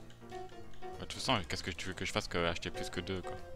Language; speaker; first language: French; native; French